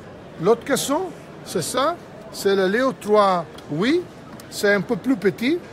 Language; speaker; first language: French; non-native, fluent; Italian